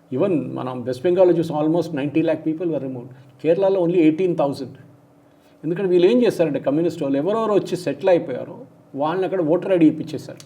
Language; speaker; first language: Telugu; non-native, local second language; Malayalam